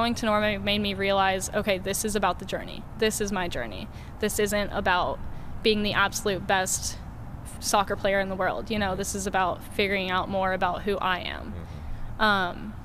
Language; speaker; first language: English; native; English